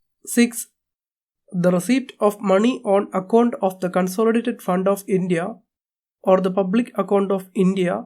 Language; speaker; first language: English; non-native, local second language; Malayalam